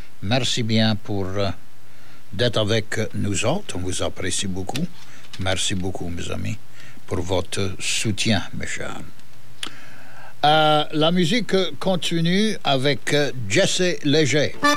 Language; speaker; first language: French; early bilingual, heritage; French